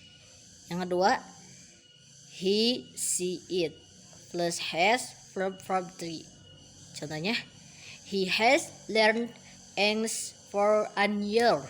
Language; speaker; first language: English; non-native, learner; Indonesian